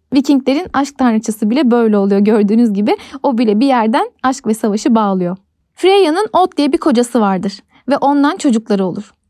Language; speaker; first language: Turkish; native; Turkish